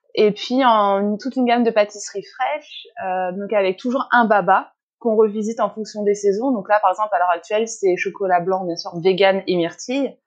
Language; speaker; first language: French; native; French